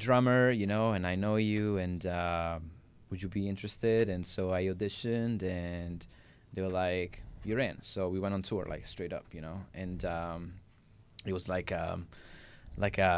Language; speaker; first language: English; non-native, fluent; Italian